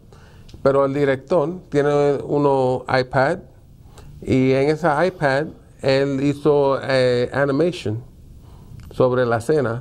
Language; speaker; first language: Spanish; early bilingual, heritage; Spanish